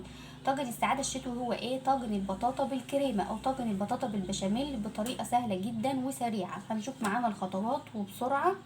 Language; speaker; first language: Arabic; native; Arabic